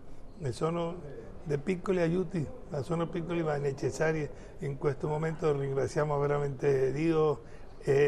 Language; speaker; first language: Italian; non-native, fluent; Spanish